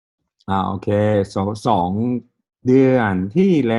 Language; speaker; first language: Thai; non-native, fluent; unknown